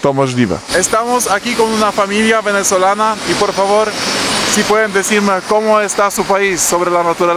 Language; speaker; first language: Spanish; non-native, learner; Polish